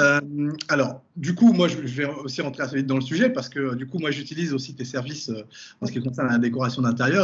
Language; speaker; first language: French; native; French